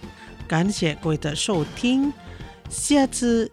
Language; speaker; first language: Chinese; non-native, fluent; Indonesian